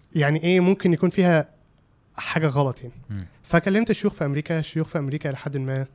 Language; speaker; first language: Arabic; native; Arabic